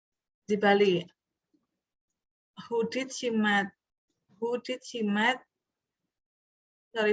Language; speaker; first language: English; non-native, fluent; Indonesian